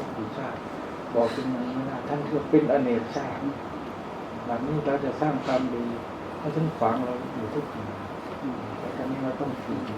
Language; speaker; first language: Thai; native; Thai